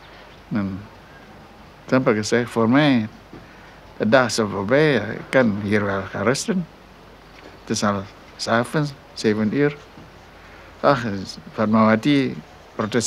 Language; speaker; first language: Dutch; non-native, local second language; Minangkabau